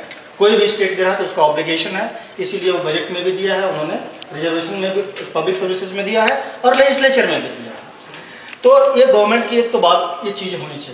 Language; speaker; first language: Hindi; native; Hindi